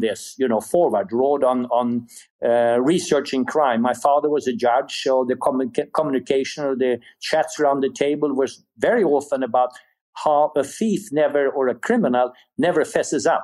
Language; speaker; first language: English; non-native, fluent; Swedish